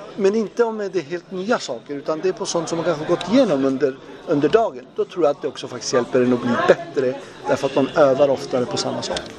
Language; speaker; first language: Swedish; early bilingual, other home language; Turoyo